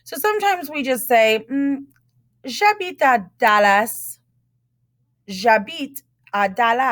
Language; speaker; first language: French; non-native, fluent; English